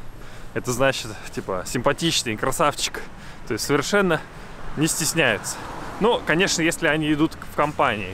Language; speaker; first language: Russian; native; Russian